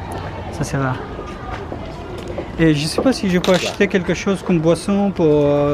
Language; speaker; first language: French; non-native, fluent; Pashto